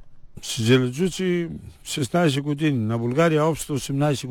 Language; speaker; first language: Bulgarian; non-native, learner; Greek